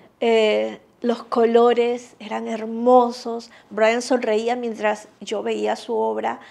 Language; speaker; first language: Spanish; native; Spanish